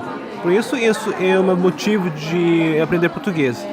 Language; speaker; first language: Portuguese; non-native, learner; Korean